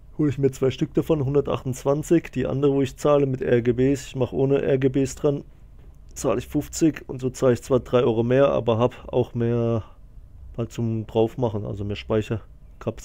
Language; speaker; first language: German; native; German